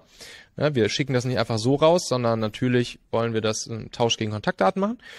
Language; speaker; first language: German; native; German